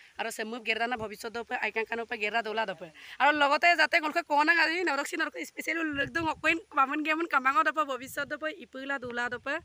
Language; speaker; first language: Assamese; non-native, local second language; Mising